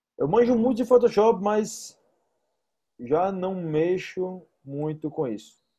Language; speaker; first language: Portuguese; native; Portuguese